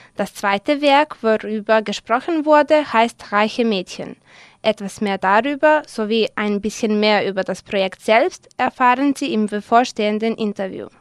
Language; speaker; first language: German; non-native, fluent; Serbian